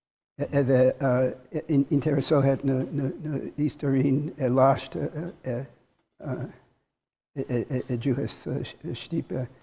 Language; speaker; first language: Albanian; non-native, learner; English